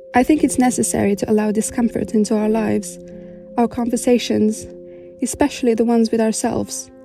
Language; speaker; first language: English; non-native, fluent; Arabic